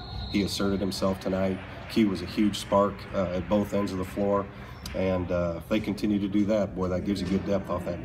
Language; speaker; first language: English; native; English